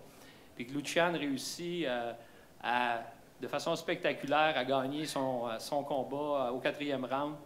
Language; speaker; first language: French; native; French